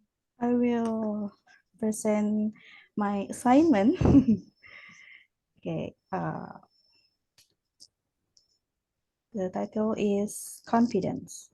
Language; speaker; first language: English; non-native, learner; Indonesian